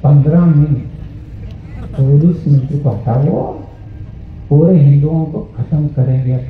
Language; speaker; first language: Hindi; non-native, local second language; Kannada